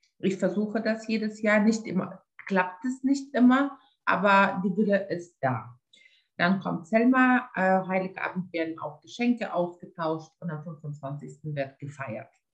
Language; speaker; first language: German; non-native, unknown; Lithuanian